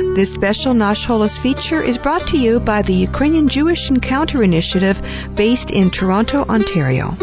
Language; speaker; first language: English; early bilingual, other home language; Ukrainian